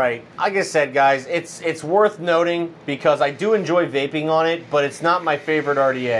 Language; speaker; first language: English; native; English